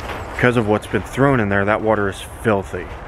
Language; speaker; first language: English; native; English